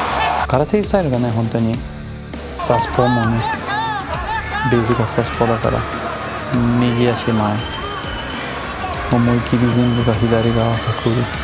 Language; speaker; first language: Japanese; non-native, learner; Portuguese